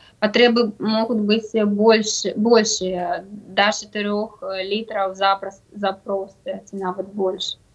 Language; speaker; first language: Belarusian; non-native, local second language; Russian